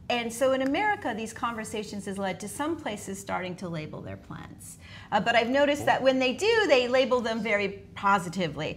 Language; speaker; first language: English; native; English